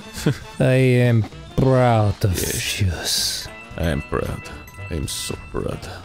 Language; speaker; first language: English; native; English